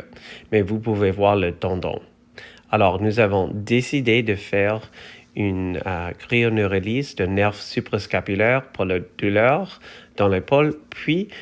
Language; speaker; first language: French; non-native, fluent; English